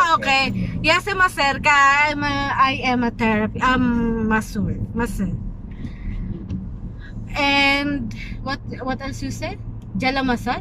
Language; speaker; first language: English; non-native, local second language; Filipino